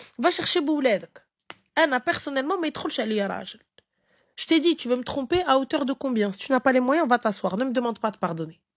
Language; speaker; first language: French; early bilingual, other home language; Arabic